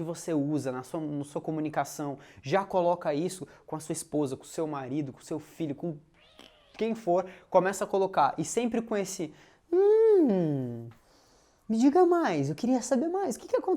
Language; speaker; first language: Portuguese; native; Portuguese